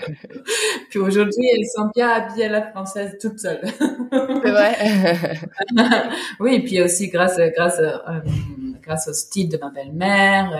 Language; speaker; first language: French; non-native, fluent; German